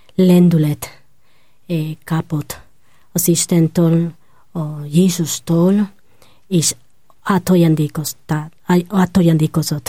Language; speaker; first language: Hungarian; non-native, learner; Spanish